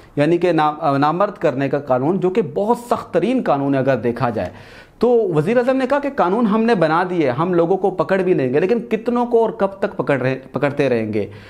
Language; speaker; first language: Urdu; native; Urdu